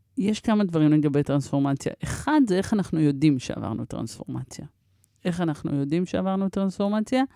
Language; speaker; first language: Hebrew; early bilingual, other home language; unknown